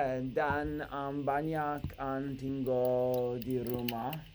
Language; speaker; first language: Indonesian; non-native, learner; English